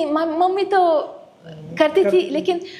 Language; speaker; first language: Hindi; non-native, fluent; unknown